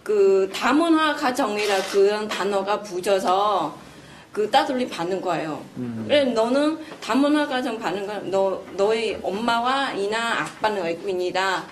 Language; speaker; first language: Korean; non-native, fluent; Vietnamese